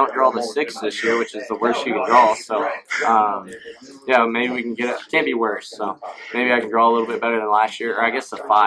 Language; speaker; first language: English; native; English